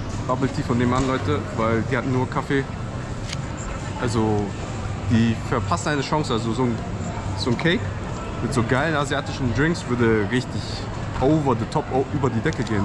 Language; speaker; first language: German; native; German